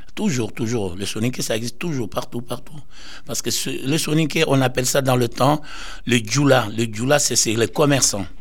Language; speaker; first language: French; non-native, local second language; Soninke